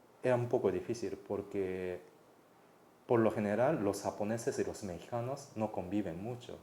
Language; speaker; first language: Spanish; non-native, fluent; Japanese